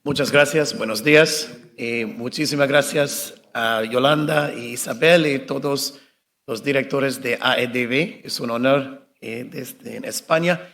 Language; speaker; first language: Spanish; non-native, learner; English